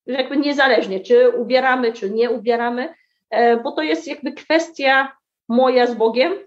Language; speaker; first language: Polish; early bilingual, heritage; Arabic